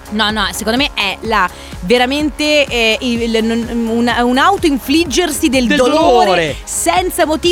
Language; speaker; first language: Italian; native; Italian